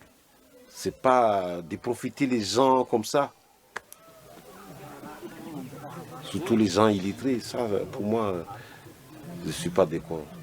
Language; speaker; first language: French; non-native, local second language; Malagasy